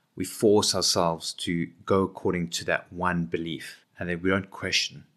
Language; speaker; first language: English; native; English